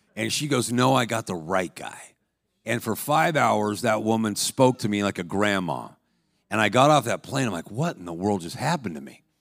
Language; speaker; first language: English; native; English